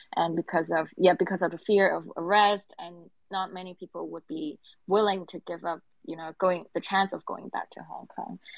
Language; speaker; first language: English; non-native, local second language; Cantonese